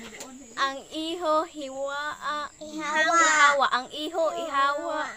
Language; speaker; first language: Cebuano; native; Cebuano